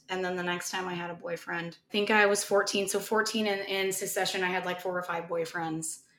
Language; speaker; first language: English; native; English